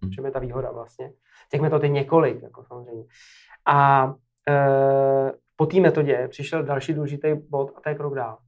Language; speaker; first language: Czech; native; Czech